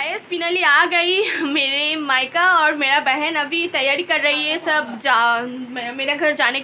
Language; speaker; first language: Hindi; non-native, local second language; Bangla